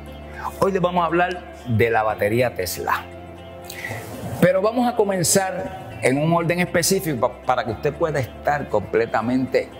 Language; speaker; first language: Spanish; native; Spanish